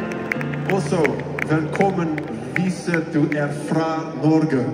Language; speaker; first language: Swedish; non-native, learner; English